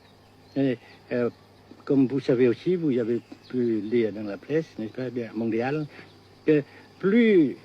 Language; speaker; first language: French; non-native, fluent; Vietnamese